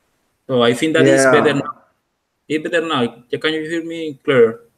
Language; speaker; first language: English; non-native, learner; Spanish